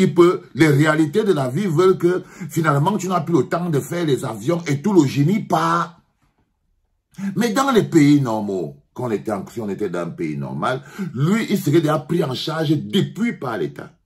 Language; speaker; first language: French; native; French